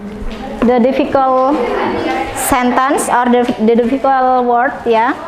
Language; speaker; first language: English; non-native, fluent; Indonesian